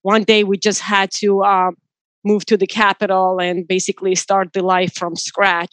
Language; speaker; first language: English; non-native, fluent; Georgian